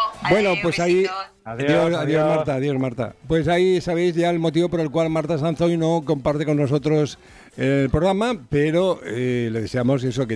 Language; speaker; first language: Spanish; native; Spanish